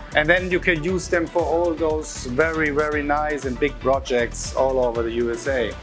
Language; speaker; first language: English; non-native, fluent; German